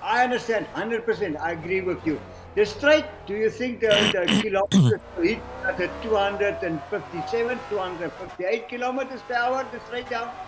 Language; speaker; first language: English; non-native, local second language; Afrikaans